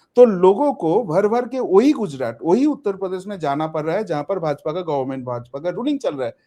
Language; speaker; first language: Hindi; non-native, local second language; Bangla